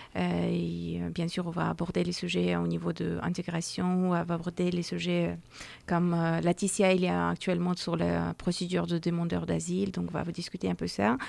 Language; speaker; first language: French; non-native, learner; Persian